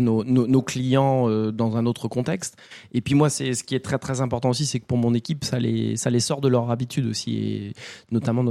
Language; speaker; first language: French; native; French